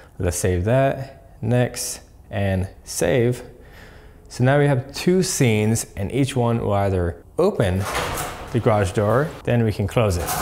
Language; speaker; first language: English; native; English